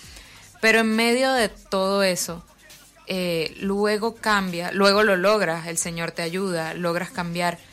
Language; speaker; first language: Spanish; native; Spanish